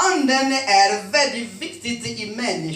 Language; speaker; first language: Swedish; non-native, fluent; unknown